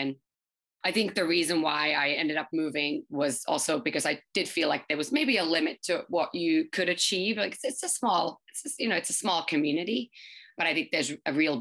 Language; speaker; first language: English; non-native, fluent; Finnish